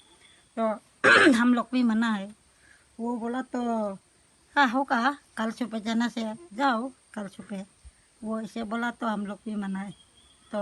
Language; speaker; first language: Hindi; non-native, local second language; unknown